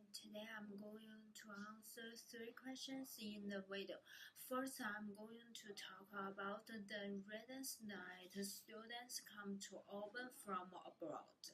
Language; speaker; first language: English; non-native, learner; Chinese